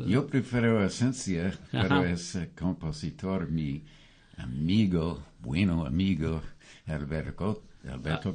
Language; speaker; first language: Spanish; non-native, learner; English